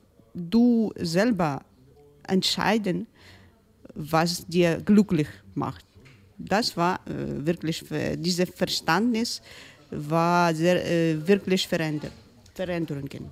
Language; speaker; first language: German; non-native, learner; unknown